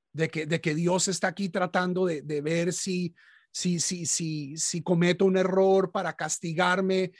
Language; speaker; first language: Spanish; native; Spanish